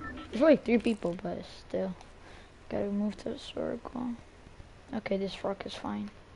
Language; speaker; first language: English; early bilingual, other home language; Spanish